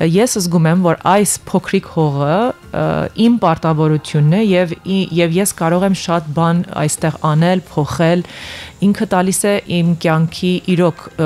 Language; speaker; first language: Armenian; early bilingual, heritage; Armenian